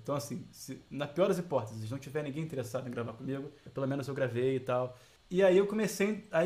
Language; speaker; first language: Portuguese; native; Portuguese